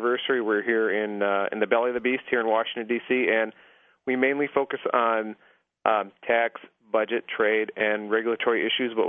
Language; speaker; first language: English; native; English